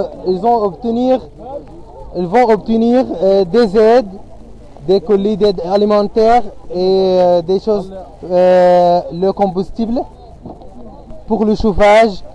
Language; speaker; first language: French; non-native, fluent; Arabic